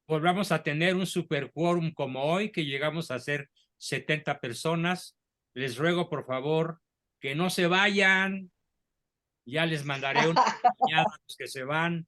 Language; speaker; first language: Spanish; native; Spanish